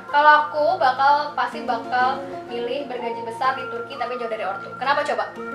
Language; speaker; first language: Indonesian; native; Indonesian